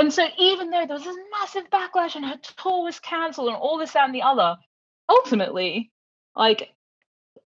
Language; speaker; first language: English; native; English